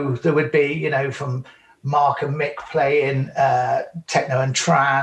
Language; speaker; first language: English; native; English